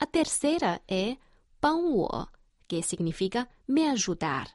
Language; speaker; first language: Portuguese; non-native, fluent; Chinese